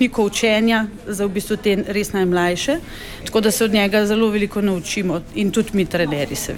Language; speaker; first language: Slovenian; native; Slovenian